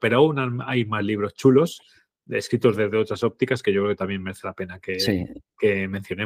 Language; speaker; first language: Spanish; native; Spanish